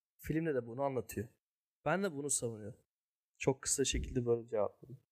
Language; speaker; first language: Turkish; early bilingual, heritage; Turkish